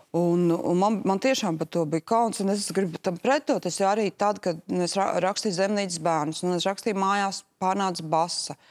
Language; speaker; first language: Latvian; native; Latvian